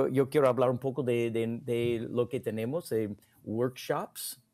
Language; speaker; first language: Spanish; non-native, learner; English